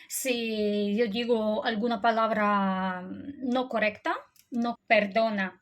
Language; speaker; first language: Spanish; non-native, learner; Ukrainian